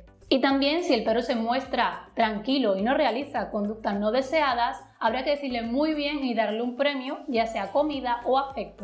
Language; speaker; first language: Spanish; native; Spanish